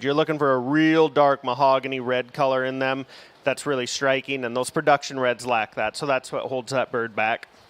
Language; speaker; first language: English; native; English